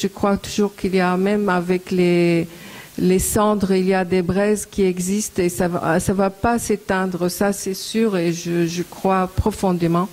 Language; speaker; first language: French; non-native, fluent; Arabic